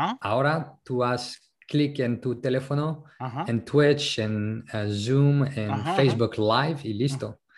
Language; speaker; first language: Spanish; non-native, local second language; French